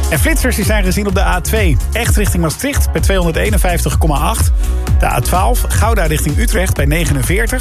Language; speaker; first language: Dutch; native; Dutch